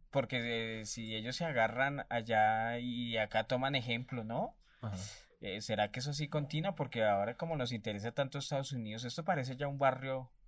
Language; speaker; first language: Spanish; native; Spanish